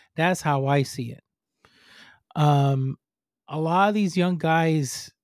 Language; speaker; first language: English; non-native, fluent; Spanish